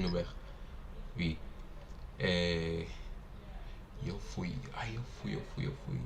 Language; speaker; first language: French; non-native, learner; Portuguese